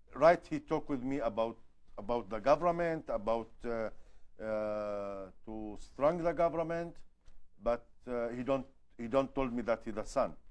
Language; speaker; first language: English; non-native, learner; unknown